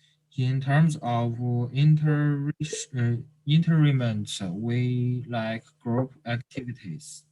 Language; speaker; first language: English; non-native, learner; Chinese